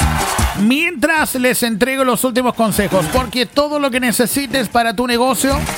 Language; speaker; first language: Spanish; native; Spanish